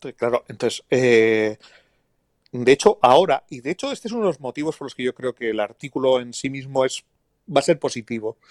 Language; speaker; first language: Spanish; native; Spanish